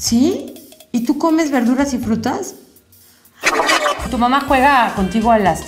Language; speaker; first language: Spanish; native; Spanish